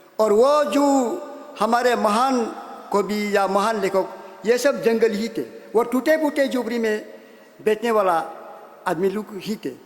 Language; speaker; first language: Hindi; non-native, local second language; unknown